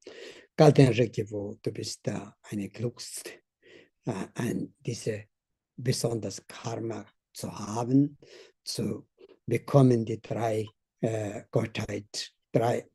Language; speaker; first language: German; non-native, learner; Tibetan